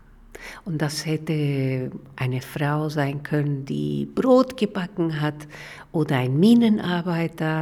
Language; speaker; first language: German; non-native, fluent; Spanish